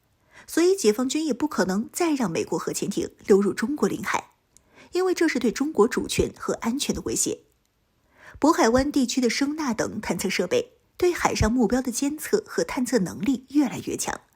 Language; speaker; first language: Chinese; native; Chinese